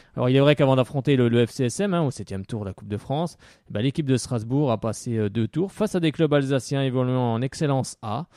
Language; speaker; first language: French; native; French